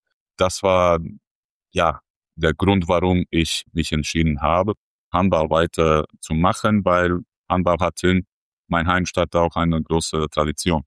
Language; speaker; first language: German; non-native, fluent; Croatian